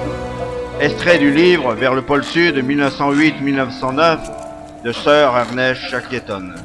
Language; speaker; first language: French; native; French